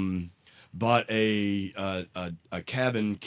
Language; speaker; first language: English; native; English